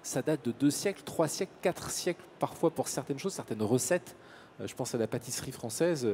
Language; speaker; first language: French; native; French